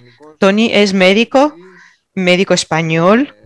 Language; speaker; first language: Spanish; non-native, fluent; Greek